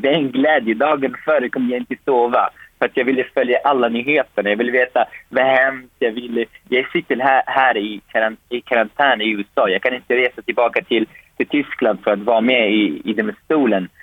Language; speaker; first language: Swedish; non-native, fluent; Arabic